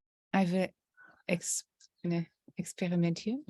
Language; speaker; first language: English; non-native, learner; German